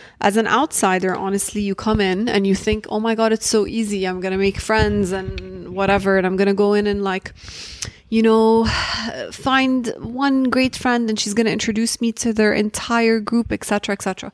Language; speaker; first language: English; early bilingual, other home language; Arabic